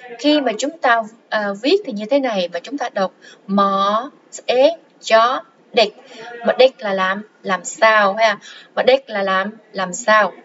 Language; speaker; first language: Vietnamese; non-native, local second language; Khmer